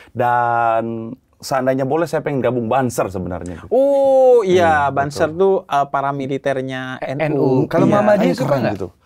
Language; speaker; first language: Indonesian; native; Indonesian